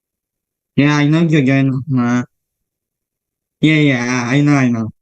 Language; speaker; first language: English; non-native, learner; Indonesian